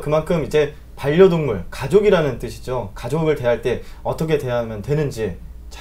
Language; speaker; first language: Korean; native; Korean